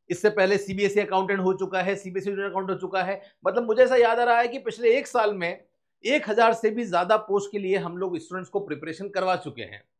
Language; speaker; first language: Hindi; native; Hindi